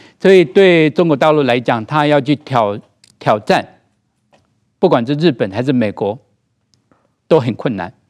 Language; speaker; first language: Chinese; native; Chinese